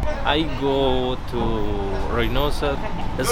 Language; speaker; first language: English; non-native, learner; Arabic